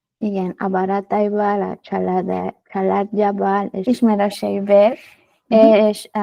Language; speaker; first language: Hungarian; non-native, learner; Spanish